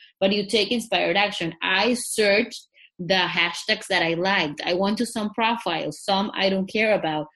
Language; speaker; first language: English; non-native, fluent; Spanish